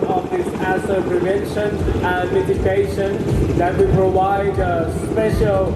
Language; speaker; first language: English; non-native, learner; Thai